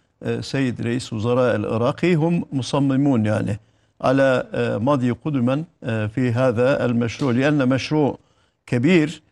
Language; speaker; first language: Arabic; non-native, fluent; Turkish